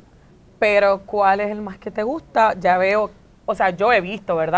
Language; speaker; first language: Spanish; native; Spanish